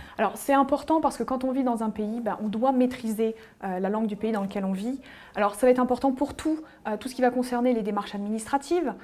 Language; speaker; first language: French; native; French